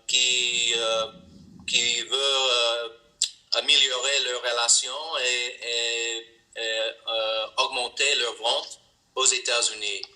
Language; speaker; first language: French; non-native, learner; English